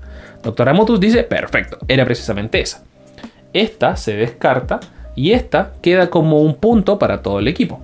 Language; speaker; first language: Spanish; native; Spanish